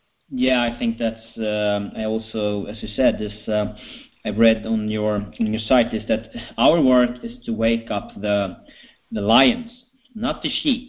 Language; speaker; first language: English; non-native, fluent; Swedish